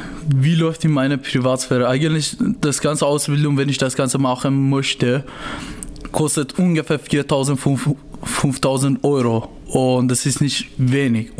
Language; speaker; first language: German; non-native, learner; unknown